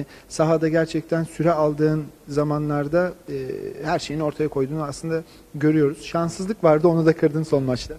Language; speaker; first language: Turkish; native; Turkish